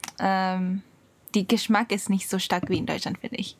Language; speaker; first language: German; non-native, learner; Japanese